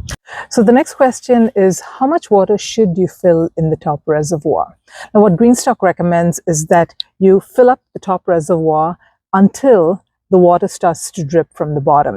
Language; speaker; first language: English; native; English